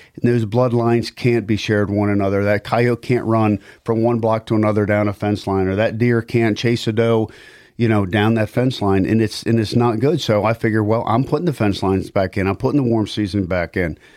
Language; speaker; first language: English; native; English